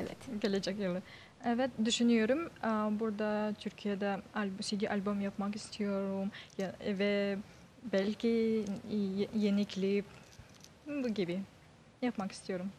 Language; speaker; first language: Turkish; non-native, learner; Yakut